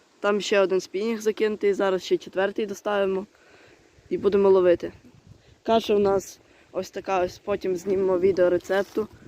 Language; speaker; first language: Ukrainian; native; Ukrainian